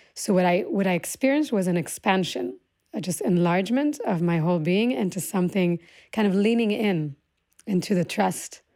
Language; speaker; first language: English; early bilingual, other home language; Hebrew